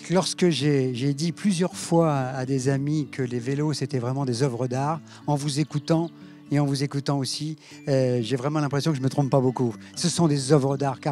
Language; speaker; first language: French; native; French